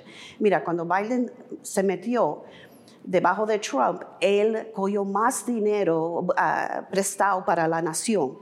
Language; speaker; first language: Spanish; early bilingual, heritage; English